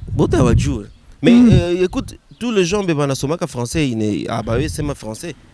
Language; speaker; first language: French; non-native, local second language; Swahili